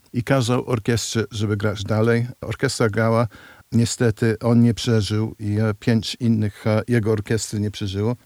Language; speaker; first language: Polish; non-native, fluent; English